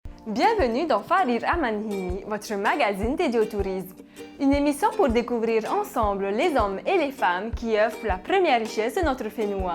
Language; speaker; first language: French; native; French